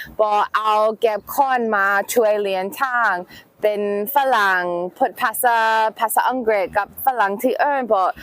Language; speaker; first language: Thai; non-native, learner; English